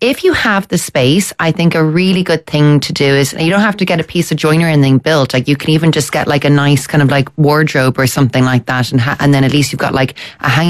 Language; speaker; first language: English; native; English